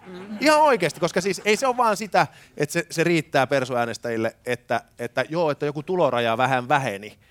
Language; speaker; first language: Finnish; native; Finnish